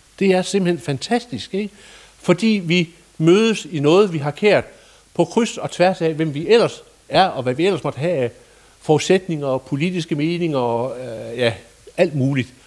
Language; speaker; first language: Danish; native; Danish